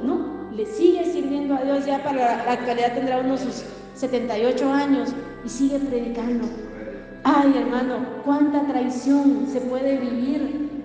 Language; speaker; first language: Spanish; native; Spanish